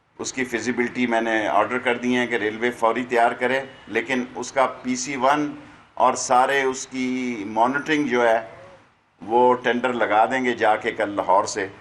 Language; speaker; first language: Urdu; non-native, local second language; Punjabi